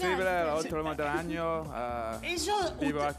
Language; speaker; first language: Spanish; non-native, learner; English